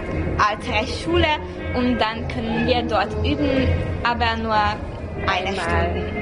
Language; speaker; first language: German; non-native, learner; Hungarian